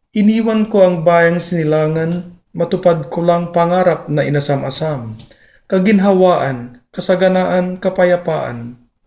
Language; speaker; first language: Filipino; non-native, local second language; Iloko